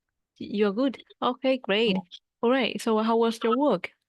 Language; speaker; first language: English; non-native, fluent; Vietnamese